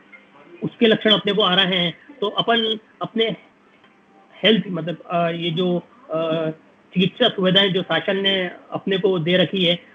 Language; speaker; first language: Hindi; native; Hindi